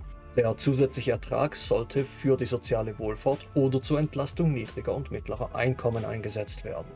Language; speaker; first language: German; native; German